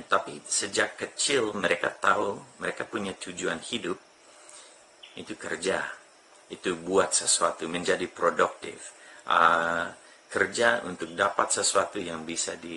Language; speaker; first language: Indonesian; non-native, fluent; English